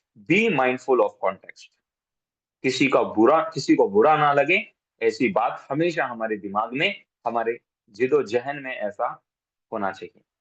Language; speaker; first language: Hindi; native; Hindi